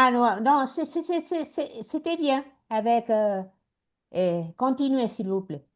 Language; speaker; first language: French; non-native, learner; Spanish